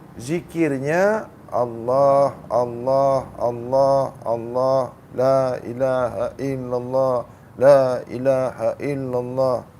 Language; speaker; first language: Malay; native; Malay